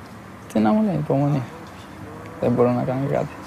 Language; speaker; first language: Greek; non-native, fluent; Albanian